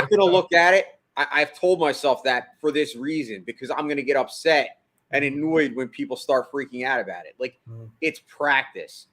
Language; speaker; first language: English; native; English